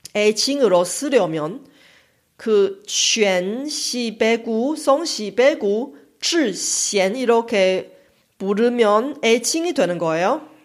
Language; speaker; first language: Korean; non-native, fluent; Chinese